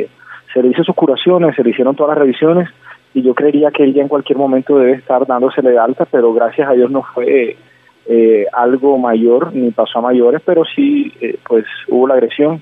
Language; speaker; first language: Spanish; native; Spanish